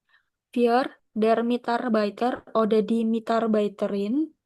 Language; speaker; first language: German; non-native, learner; Indonesian